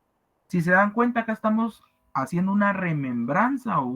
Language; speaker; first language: Spanish; native; Spanish